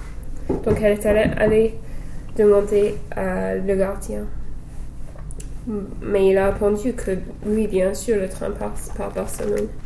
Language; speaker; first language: French; non-native, learner; English